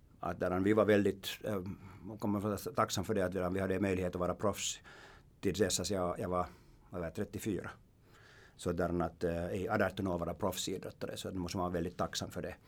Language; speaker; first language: Swedish; non-native, local second language; Finnish